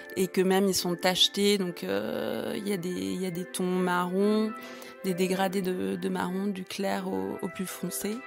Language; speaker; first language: French; early bilingual, other home language; German